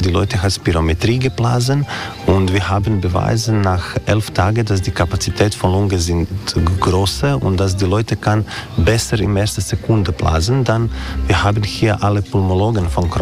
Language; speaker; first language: German; non-native, learner; Croatian